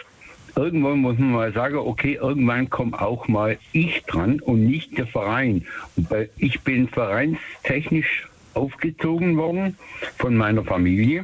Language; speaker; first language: German; native; German